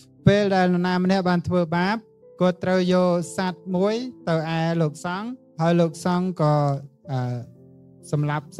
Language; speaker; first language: Khmer; native; Khmer